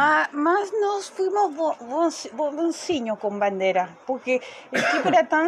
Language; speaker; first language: Portuguese; non-native, learner; Spanish